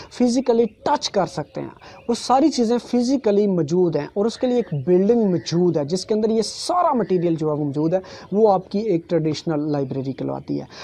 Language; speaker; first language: Urdu; native; Urdu